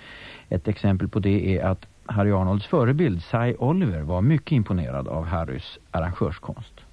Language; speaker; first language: Swedish; native; Swedish